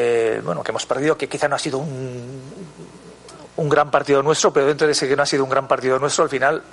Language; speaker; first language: Spanish; native; Spanish